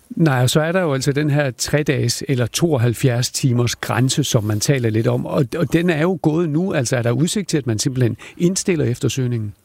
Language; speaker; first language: Danish; native; Danish